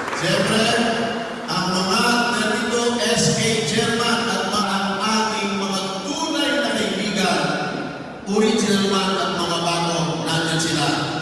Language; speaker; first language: Filipino; non-native, local second language; Pampanga